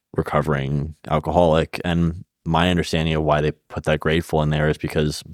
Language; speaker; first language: English; native; English